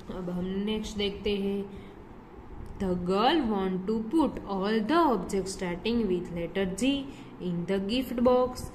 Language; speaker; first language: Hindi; non-native, local second language; Gujarati